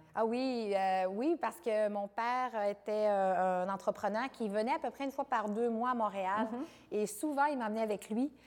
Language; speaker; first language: French; native; French